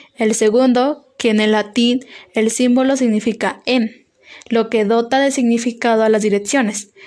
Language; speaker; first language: Spanish; native; Spanish